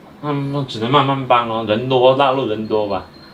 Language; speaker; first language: Chinese; native; Chinese